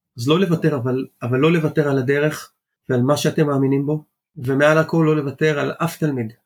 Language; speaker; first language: Hebrew; early bilingual, other home language; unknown